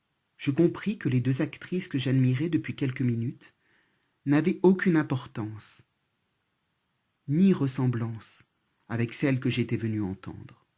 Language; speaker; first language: French; native; French